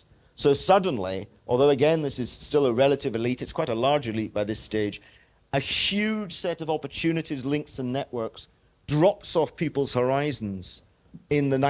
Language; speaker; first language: English; native; English